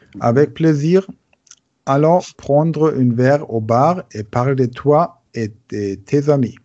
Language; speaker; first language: French; non-native, learner; German